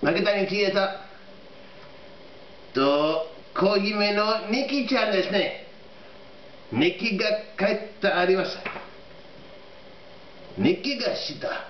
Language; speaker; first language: Japanese; non-native, learner; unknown